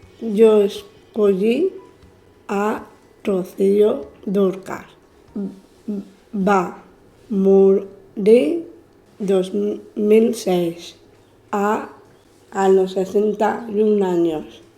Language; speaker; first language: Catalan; non-native, local second language; Spanish